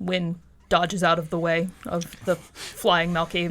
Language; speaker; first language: English; native; English